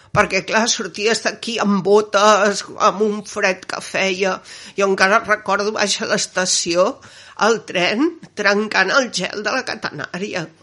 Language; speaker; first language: Catalan; native; Catalan